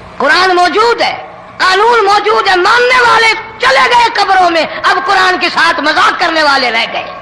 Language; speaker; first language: Urdu; non-native, local second language; Saraiki